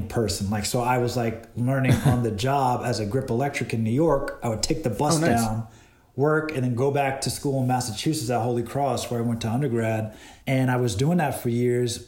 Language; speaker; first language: English; native; English